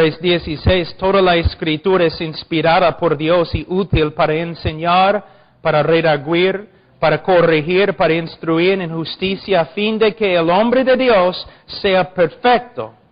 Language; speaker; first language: Spanish; non-native, fluent; English